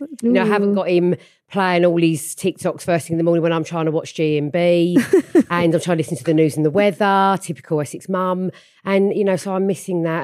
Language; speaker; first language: English; native; English